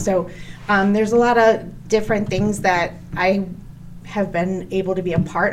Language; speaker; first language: English; native; English